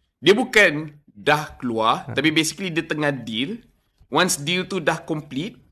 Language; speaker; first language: Malay; non-native, local second language; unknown